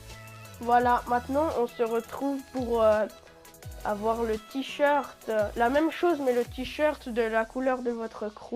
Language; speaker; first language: French; native; French